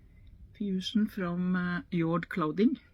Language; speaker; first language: English; non-native, learner; Norwegian